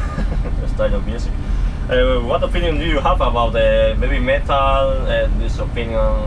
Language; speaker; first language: English; non-native, learner; Spanish